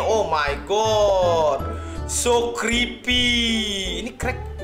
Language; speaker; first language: English; non-native, learner; Indonesian